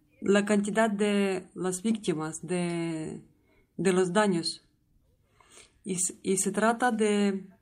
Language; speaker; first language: Spanish; non-native, learner; Russian